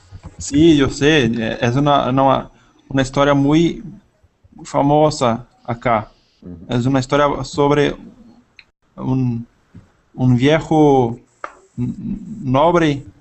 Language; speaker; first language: Spanish; non-native, learner; Portuguese